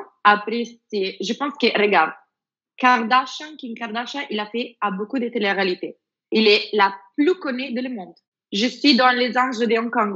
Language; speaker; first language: French; non-native, fluent; Spanish